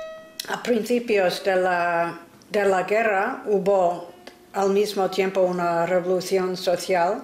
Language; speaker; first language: Spanish; non-native, fluent; English